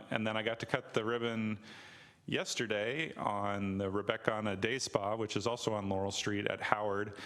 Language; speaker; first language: English; native; English